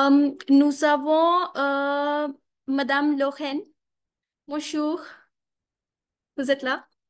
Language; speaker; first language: French; non-native, learner; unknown